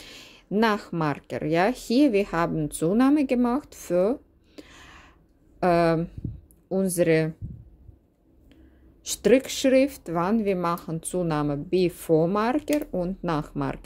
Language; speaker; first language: German; non-native, learner; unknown